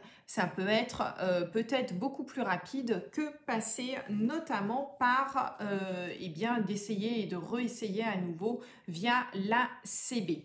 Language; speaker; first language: French; native; French